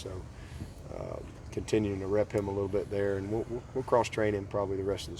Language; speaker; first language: English; native; English